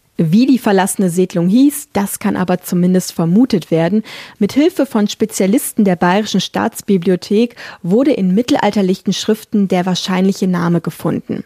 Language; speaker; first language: German; native; German